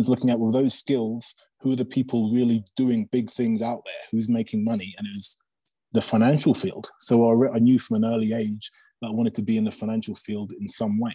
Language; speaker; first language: English; native; English